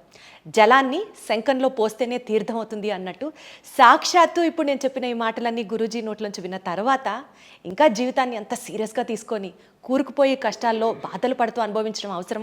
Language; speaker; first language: Telugu; native; Telugu